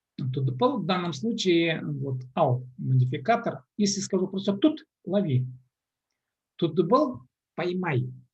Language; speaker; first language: Russian; non-native, local second language; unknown